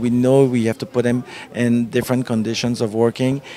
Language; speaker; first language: English; early bilingual, other home language; French